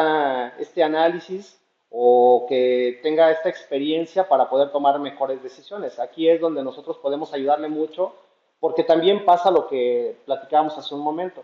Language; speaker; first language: Spanish; native; Spanish